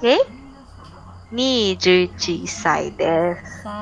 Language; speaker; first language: Japanese; non-native, fluent; Filipino